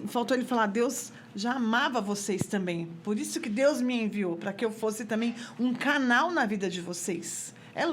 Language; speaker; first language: Portuguese; native; Portuguese